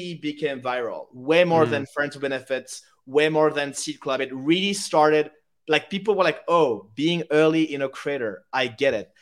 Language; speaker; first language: English; non-native, fluent; French